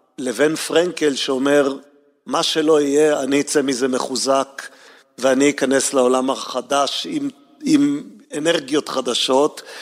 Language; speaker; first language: Hebrew; native; Hebrew